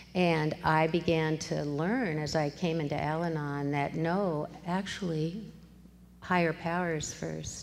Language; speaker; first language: English; native; English